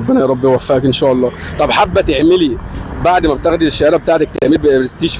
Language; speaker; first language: Arabic; native; Arabic